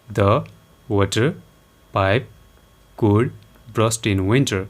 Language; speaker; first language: English; non-native, local second language; Nepali